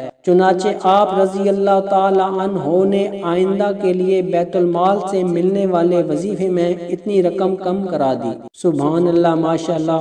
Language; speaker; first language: Urdu; native; Urdu